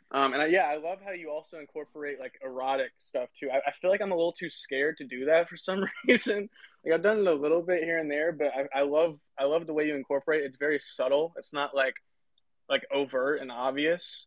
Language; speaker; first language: English; native; English